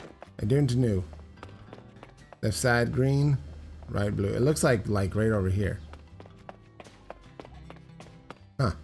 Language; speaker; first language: English; native; English